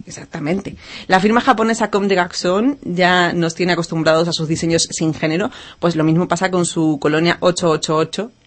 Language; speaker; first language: Spanish; native; Spanish